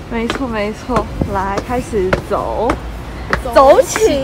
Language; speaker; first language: Chinese; native; Chinese